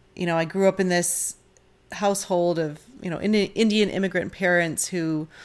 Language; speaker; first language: English; native; English